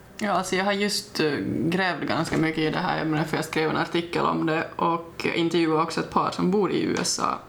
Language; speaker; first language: Swedish; native; Swedish